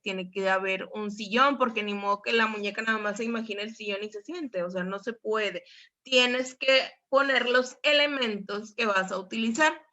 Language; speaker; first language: Spanish; native; Spanish